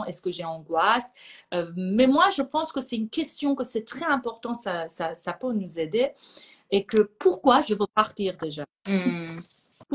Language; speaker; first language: French; non-native, fluent; Persian